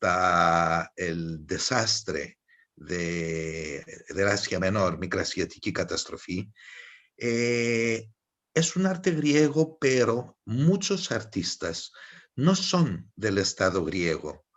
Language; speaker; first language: Spanish; non-native, fluent; Greek